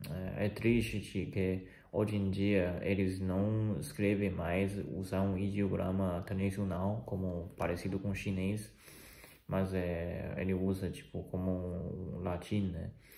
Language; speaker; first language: Portuguese; non-native, fluent; Chinese